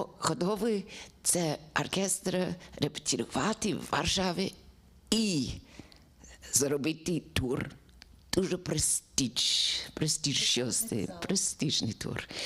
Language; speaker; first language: Ukrainian; non-native, learner; English